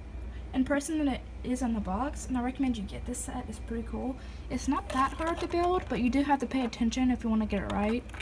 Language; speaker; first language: English; native; English